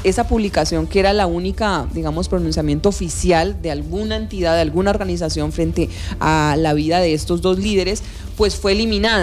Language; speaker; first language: Spanish; native; Spanish